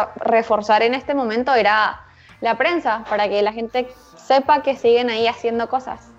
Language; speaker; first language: Spanish; native; Spanish